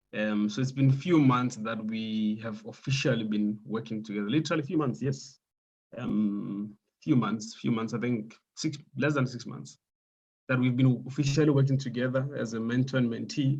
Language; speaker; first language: English; non-native, local second language; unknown